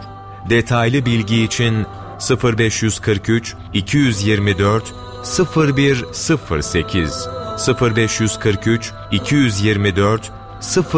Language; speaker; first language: Turkish; native; Turkish